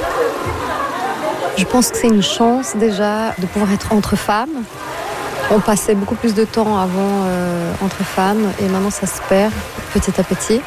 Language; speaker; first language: French; non-native, fluent; Portuguese